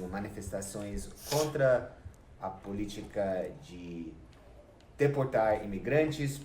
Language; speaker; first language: Portuguese; non-native, fluent; English